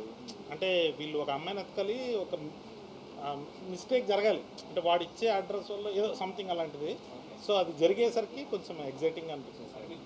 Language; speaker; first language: Telugu; native; Telugu